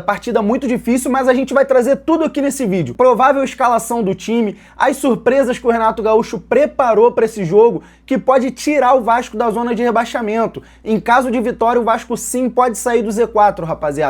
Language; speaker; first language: Portuguese; native; Portuguese